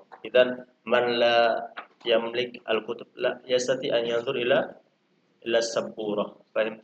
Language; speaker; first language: Arabic; non-native, fluent; Indonesian